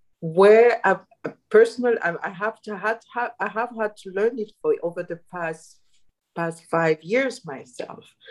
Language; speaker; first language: English; non-native, fluent; Arabic